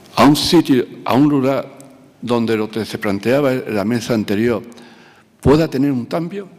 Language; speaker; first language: Spanish; native; Spanish